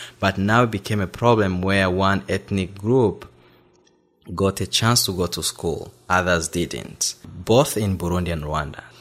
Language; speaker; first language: English; non-native, fluent; Rundi